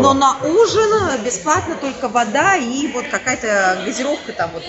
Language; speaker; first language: Russian; native; Russian